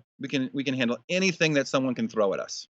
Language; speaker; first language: English; native; English